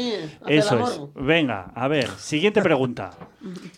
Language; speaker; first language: Spanish; native; Spanish